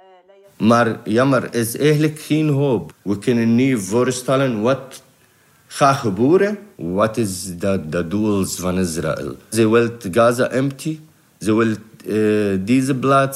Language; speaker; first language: Dutch; non-native, learner; Arabic